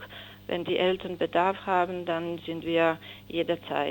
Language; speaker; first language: German; non-native, fluent; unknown